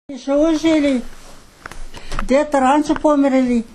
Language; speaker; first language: Russian; non-native, local second language; Kazakh